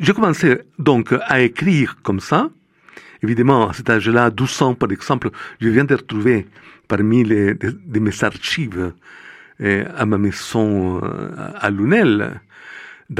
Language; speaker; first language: French; non-native, fluent; Spanish